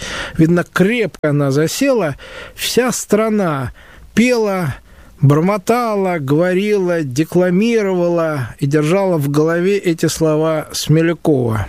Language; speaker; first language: Russian; native; Russian